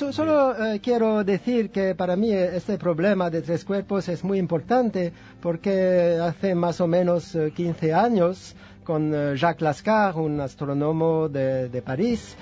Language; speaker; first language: Spanish; non-native, fluent; French